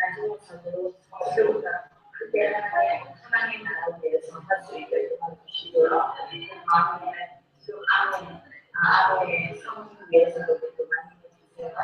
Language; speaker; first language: Korean; non-native, learner; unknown